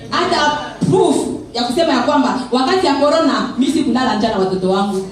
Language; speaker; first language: Swahili; non-native, local second language; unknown